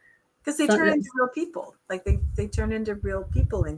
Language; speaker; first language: English; native; English